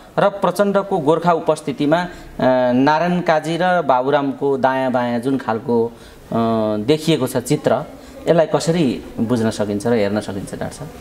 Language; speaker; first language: Nepali; native; Nepali